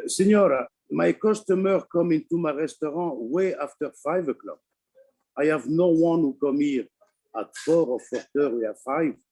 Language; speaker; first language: English; non-native, learner; Italian